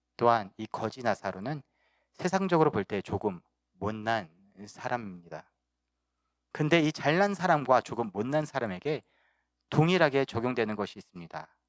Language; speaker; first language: Korean; early bilingual, heritage; Korean